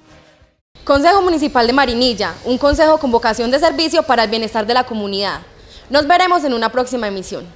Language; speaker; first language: Spanish; native; Spanish